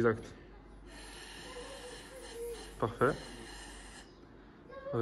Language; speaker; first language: French; native; French